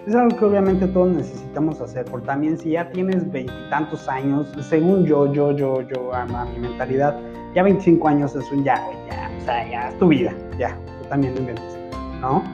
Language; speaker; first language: Spanish; native; Spanish